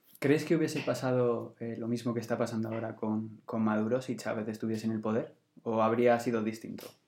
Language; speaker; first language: Spanish; native; Spanish